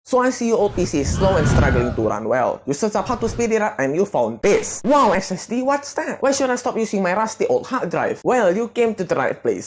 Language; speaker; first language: English; non-native, fluent; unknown